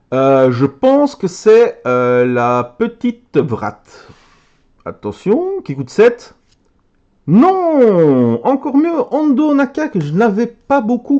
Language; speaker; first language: French; native; French